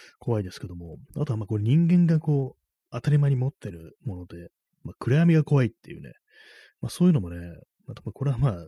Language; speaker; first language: Japanese; native; Japanese